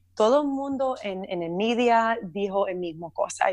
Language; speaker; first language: Spanish; early bilingual, heritage; Spanish